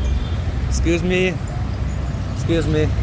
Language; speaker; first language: English; non-native, learner; Slovenian